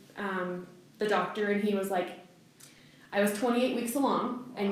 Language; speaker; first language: English; native; English